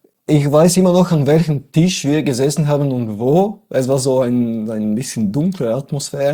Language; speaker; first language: German; non-native, fluent; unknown